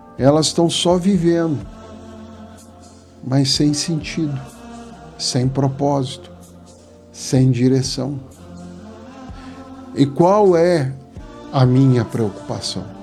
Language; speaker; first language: Portuguese; native; Portuguese